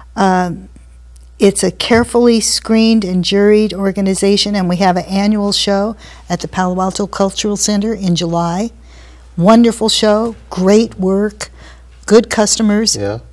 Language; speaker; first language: English; native; English